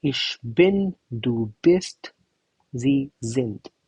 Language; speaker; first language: German; non-native, learner; Hindi